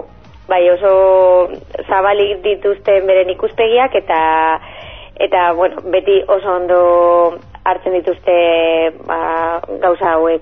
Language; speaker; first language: Basque; non-native, local second language; Spanish